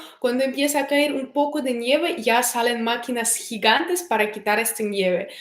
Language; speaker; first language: Spanish; non-native, fluent; Russian